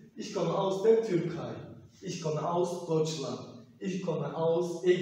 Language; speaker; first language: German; non-native, learner; Turkish